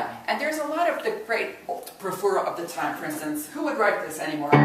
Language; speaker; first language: English; native; English